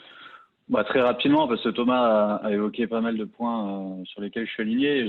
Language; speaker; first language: French; native; French